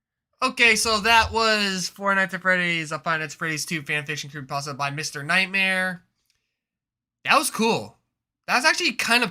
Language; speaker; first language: English; native; English